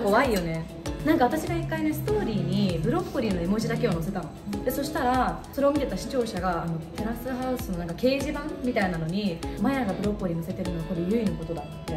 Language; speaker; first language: Japanese; native; Japanese